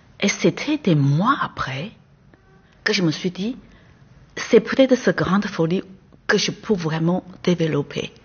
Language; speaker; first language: French; non-native, fluent; Chinese